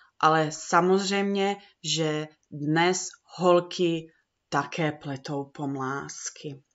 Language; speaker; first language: Czech; early bilingual, heritage; Czech